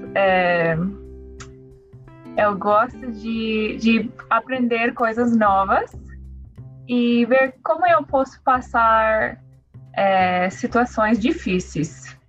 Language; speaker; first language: Portuguese; non-native, learner; English